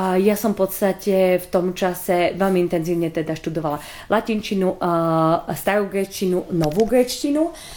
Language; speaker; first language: Slovak; native; Slovak